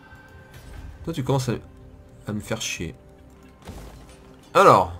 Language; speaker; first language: French; native; French